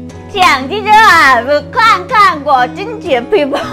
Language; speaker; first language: Chinese; non-native, learner; Thai